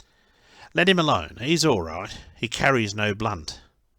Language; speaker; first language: English; native; English